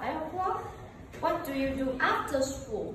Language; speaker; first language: English; non-native, fluent; Vietnamese